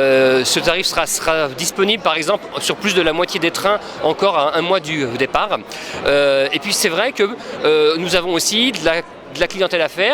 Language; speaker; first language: French; native; French